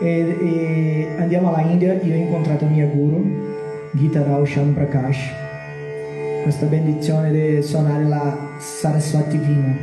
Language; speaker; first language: Italian; non-native, learner; Portuguese